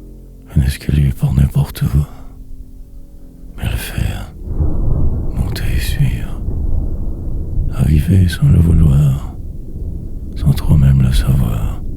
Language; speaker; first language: French; native; French